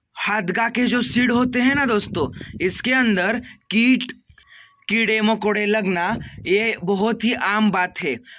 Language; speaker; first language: Hindi; non-native, local second language; Marathi